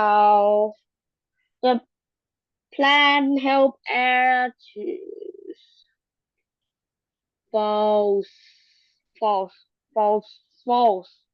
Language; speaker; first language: English; non-native, learner; Thai